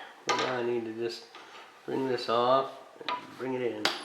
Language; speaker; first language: English; native; English